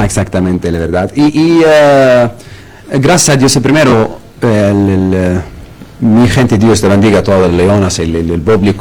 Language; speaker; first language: Spanish; non-native, learner; Arabic